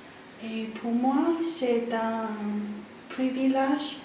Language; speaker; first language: French; non-native, learner; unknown